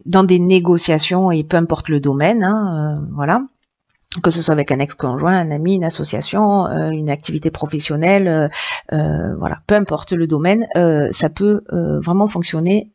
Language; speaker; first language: French; native; French